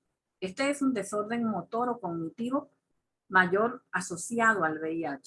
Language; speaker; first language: Spanish; native; Spanish